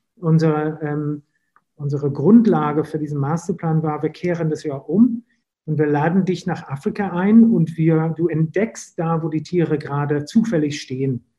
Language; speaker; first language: German; non-native, fluent; English